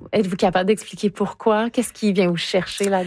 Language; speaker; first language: French; native; French